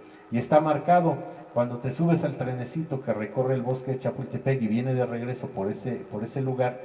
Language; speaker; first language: Spanish; native; Spanish